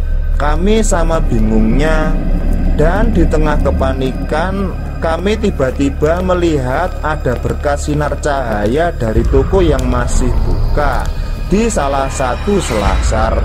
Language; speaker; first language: Indonesian; native; Indonesian